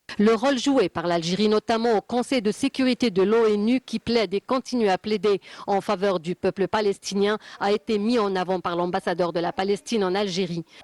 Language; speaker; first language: French; non-native, local second language; Arabic